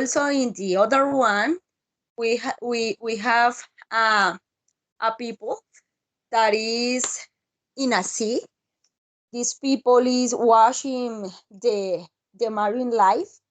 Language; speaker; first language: English; non-native, learner; Spanish